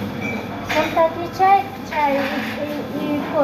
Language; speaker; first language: Russian; non-native, fluent; Tajik